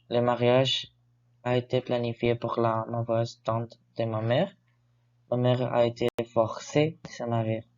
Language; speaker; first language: French; non-native, learner; Spanish